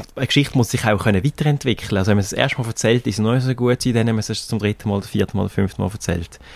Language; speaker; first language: German; native; German